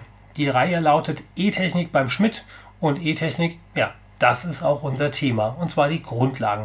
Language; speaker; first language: German; native; German